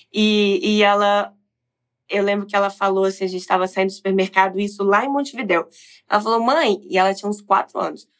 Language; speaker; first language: Portuguese; native; Portuguese